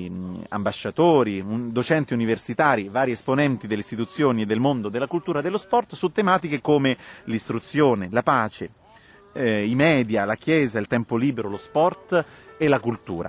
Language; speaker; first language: Italian; native; Italian